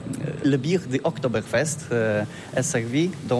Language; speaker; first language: French; non-native, learner; Polish